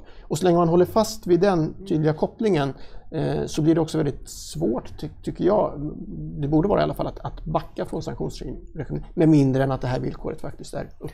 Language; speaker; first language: Swedish; native; Swedish